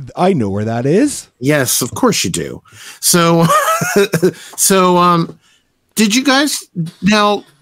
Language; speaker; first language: English; native; English